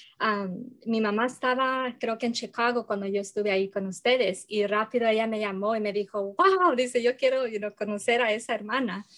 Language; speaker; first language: Spanish; early bilingual, heritage; Spanish